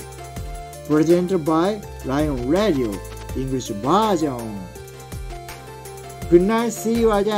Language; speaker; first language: English; non-native, learner; Japanese